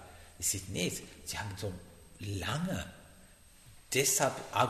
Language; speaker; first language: German; non-native, fluent; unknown